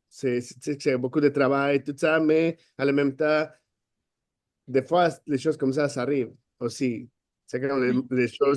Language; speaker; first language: French; non-native, fluent; Spanish